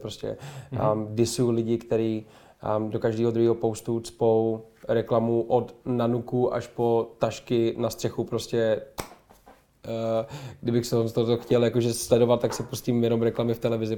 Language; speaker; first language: Czech; native; Czech